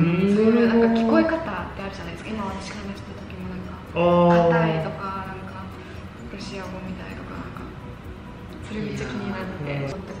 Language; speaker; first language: Japanese; non-native, fluent; Mongolian